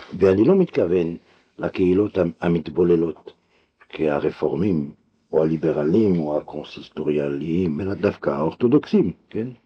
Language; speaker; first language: Hebrew; non-native, fluent; French